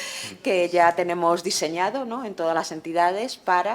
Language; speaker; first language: Spanish; native; Spanish